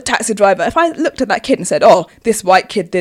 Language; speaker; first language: English; native; English